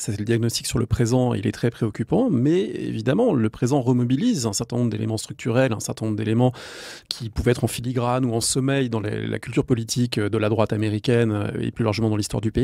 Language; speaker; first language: French; native; French